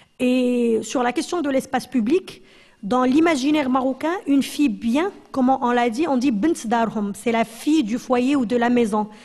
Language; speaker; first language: French; non-native, local second language; Arabic